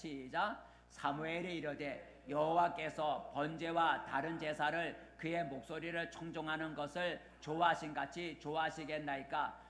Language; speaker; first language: Korean; native; Korean